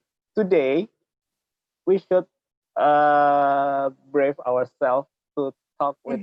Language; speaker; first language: English; non-native, learner; Indonesian